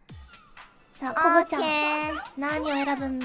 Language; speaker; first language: Japanese; native; Japanese